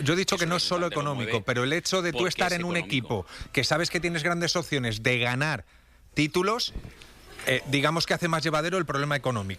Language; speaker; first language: Spanish; native; Spanish